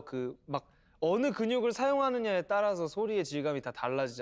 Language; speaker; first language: Korean; native; Korean